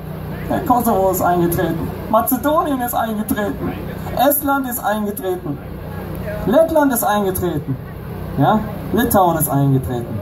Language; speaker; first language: German; native; German